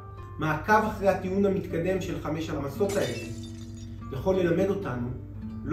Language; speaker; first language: Hebrew; native; Hebrew